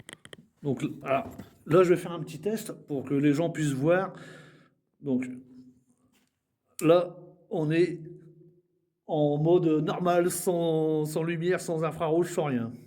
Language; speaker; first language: French; native; French